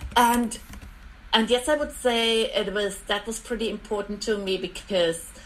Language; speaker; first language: English; non-native, fluent; German